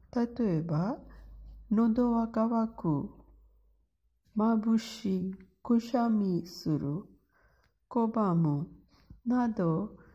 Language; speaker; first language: Japanese; non-native, fluent; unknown